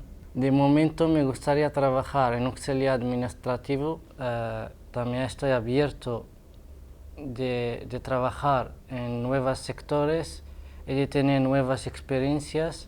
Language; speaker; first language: Spanish; non-native, fluent; Arabic